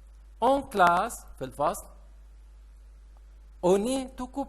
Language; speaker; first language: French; non-native, fluent; Arabic